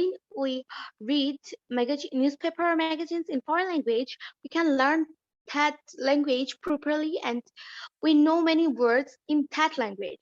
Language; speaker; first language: English; non-native, learner; Bangla